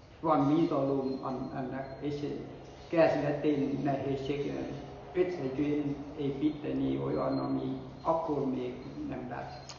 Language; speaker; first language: Hungarian; non-native, fluent; English